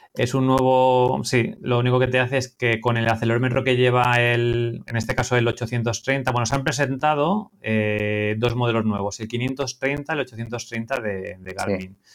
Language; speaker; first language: Spanish; native; Spanish